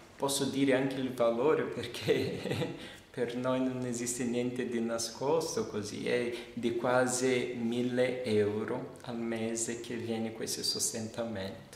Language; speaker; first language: Italian; non-native, fluent; Portuguese